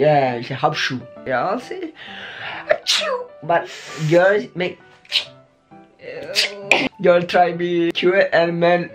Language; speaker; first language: English; non-native, learner; Turkish